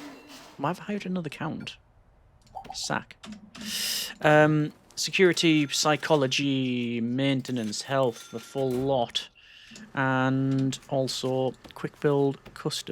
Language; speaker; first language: English; native; English